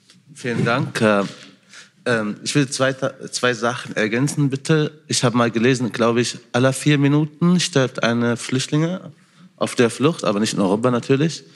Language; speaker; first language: German; non-native, fluent; Arabic